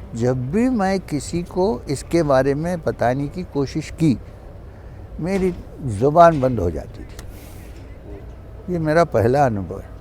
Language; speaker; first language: Hindi; non-native, local second language; Urdu